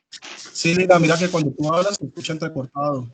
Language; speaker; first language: Spanish; native; Spanish